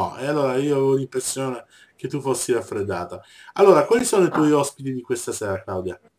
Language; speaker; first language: Italian; native; Italian